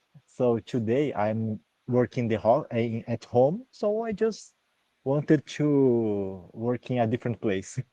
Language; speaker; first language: English; non-native, learner; Portuguese